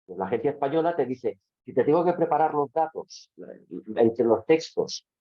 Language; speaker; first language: Spanish; non-native, local second language; Catalan